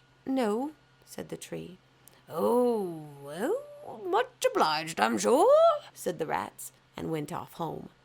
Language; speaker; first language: English; native; English